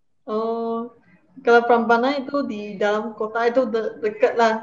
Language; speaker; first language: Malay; non-native, local second language; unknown